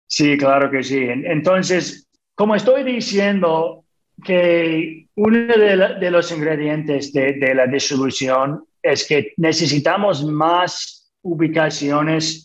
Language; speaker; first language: Spanish; non-native, fluent; English